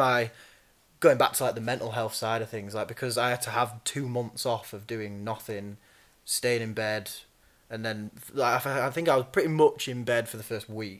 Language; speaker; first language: English; native; English